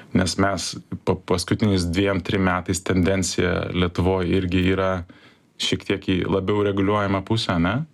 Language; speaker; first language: Lithuanian; early bilingual, heritage; Lithuanian